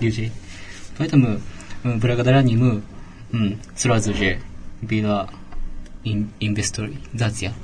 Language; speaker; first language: Russian; non-native, learner; Japanese